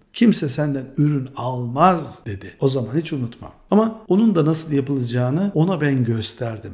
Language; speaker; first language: Turkish; early bilingual, heritage; Turkish